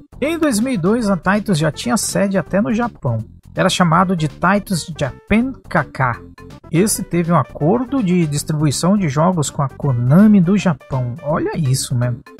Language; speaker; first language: Portuguese; native; Portuguese